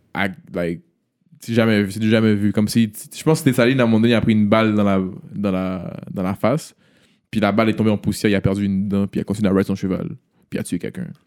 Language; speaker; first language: French; native; French